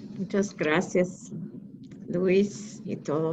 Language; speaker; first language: Spanish; non-native, learner; English